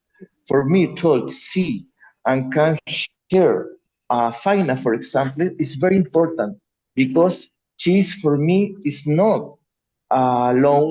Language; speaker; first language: English; non-native, learner; Spanish